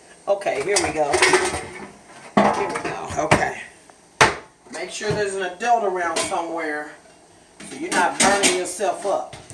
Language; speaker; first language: English; native; English